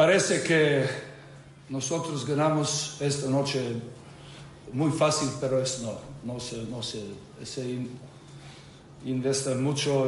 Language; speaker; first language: Spanish; non-native, learner; Serbian